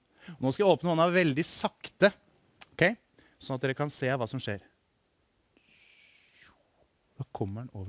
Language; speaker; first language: Norwegian; native; Norwegian